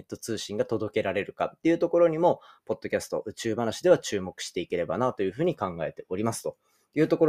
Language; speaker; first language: Japanese; native; Japanese